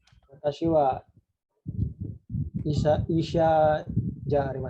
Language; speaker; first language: Japanese; non-native, learner; Filipino